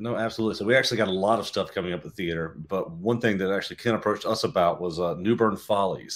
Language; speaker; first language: English; native; English